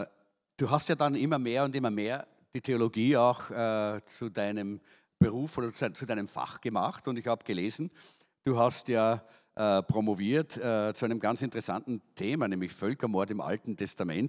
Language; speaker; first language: German; native; German